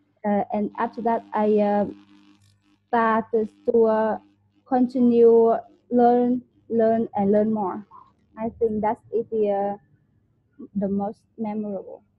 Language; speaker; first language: English; non-native, learner; Vietnamese